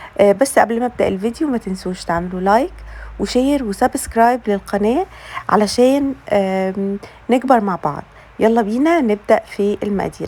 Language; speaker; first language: Arabic; native; Arabic